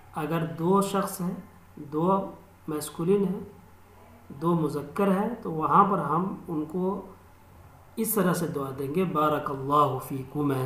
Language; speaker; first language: Urdu; native; Urdu